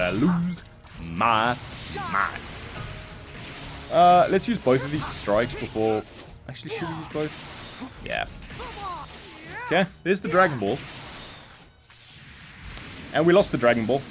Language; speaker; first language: English; native; English